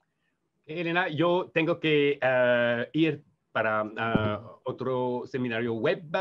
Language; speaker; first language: Spanish; non-native, learner; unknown